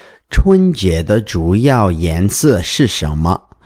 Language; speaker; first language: Chinese; non-native, learner; English